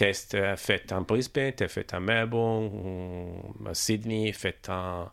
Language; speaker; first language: French; non-native, learner; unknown